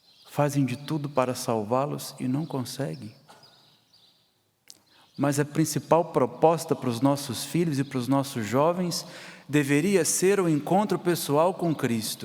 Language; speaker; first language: Portuguese; native; Portuguese